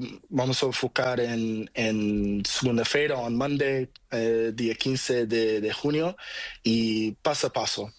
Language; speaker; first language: Spanish; non-native, learner; Portuguese